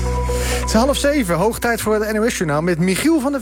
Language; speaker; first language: Dutch; native; Dutch